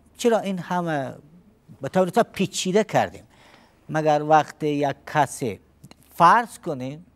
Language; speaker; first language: Persian; native; Persian